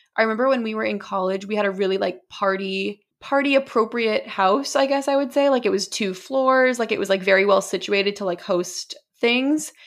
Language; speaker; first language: English; native; English